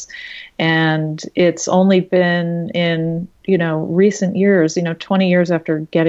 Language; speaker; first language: English; native; English